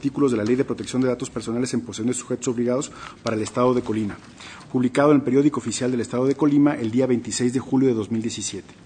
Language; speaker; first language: Spanish; native; Spanish